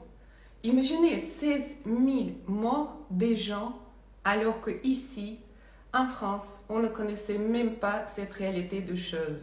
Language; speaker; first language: French; non-native, fluent; Russian